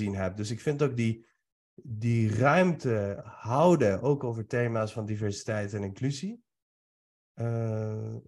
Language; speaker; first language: Dutch; early bilingual, other home language; Persian